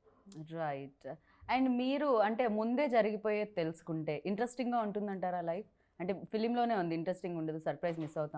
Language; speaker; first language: Telugu; native; Telugu